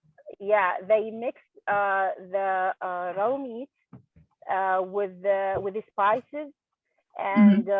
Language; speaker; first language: English; non-native, learner; Arabic